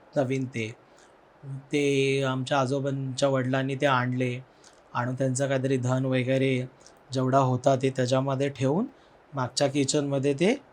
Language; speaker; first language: Marathi; non-native, local second language; Telugu